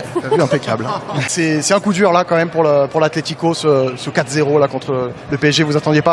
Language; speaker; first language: French; native; French